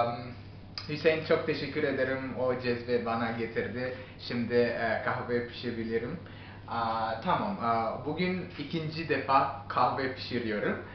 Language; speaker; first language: Turkish; non-native, learner; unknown